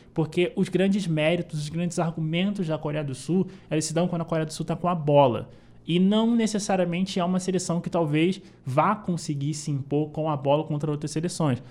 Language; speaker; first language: Portuguese; native; Portuguese